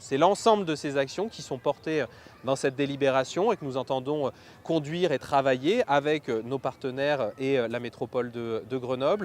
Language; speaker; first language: French; native; French